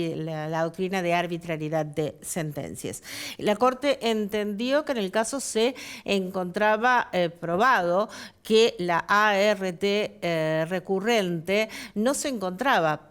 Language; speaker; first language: Spanish; native; Spanish